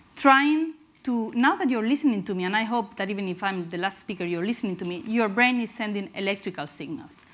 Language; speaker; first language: English; non-native, fluent; Spanish